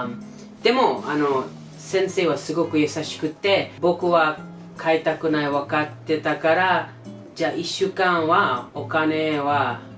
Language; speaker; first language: Japanese; non-native, learner; English